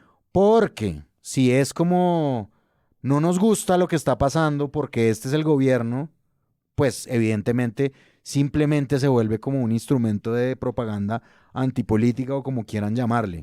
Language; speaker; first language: Spanish; native; Spanish